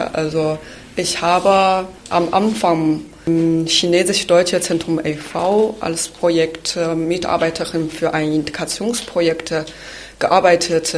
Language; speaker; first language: German; non-native, fluent; Chinese